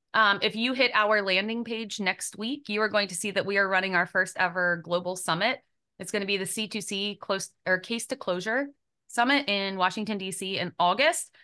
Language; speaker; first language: English; native; English